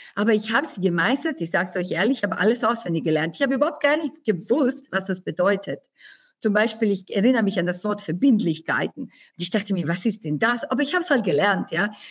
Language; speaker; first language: German; non-native, fluent; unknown